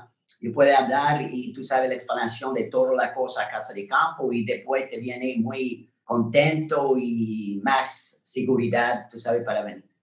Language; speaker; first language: Spanish; non-native, learner; French